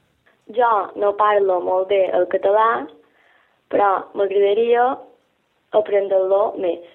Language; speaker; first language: Spanish; non-native, local second language; Catalan